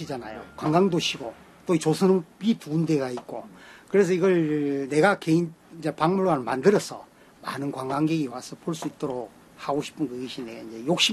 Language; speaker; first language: Korean; native; Korean